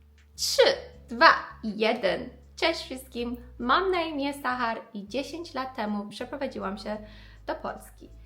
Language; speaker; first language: Polish; non-native, fluent; Persian